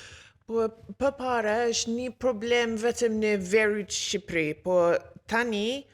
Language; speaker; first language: Albanian; non-native, learner; English